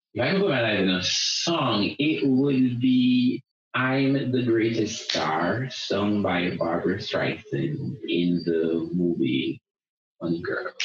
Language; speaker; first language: English; non-native, local second language; Jamaican Creole English